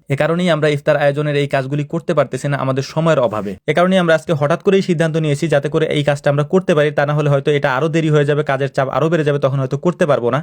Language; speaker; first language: Bangla; native; Bangla